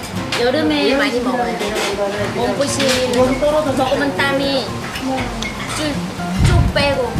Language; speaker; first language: Korean; non-native, fluent; Vietnamese